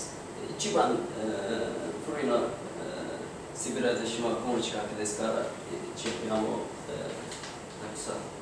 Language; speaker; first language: Japanese; non-native, learner; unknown